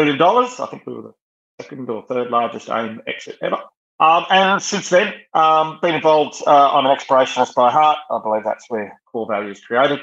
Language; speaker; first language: English; native; English